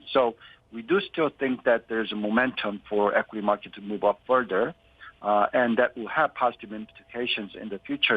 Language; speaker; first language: English; non-native, fluent; Korean